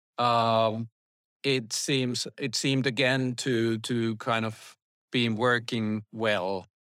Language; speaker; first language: English; non-native, fluent; Finnish